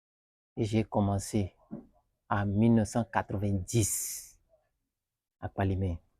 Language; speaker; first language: French; non-native, learner; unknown